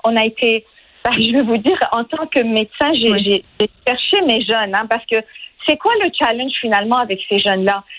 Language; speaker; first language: French; non-native, fluent; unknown